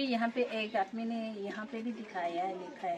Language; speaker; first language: Hindi; non-native, local second language; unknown